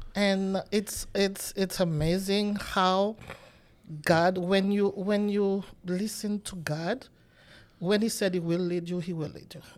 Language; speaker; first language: English; non-native, learner; Haitian Creole